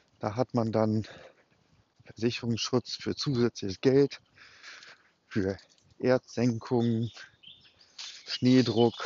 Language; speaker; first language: German; native; German